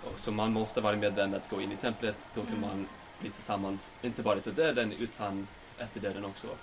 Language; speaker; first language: Swedish; non-native, fluent; English